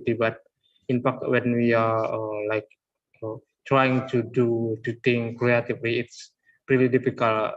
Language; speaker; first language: English; non-native, learner; Indonesian